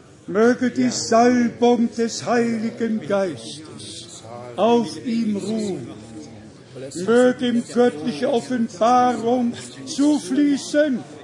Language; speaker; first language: German; native; German